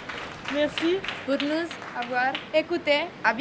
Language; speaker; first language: French; non-native, learner; Italian